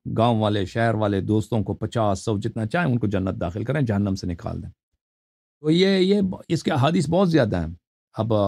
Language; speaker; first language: Urdu; non-native, fluent; Persian